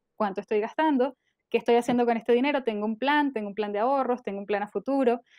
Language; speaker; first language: Spanish; native; Spanish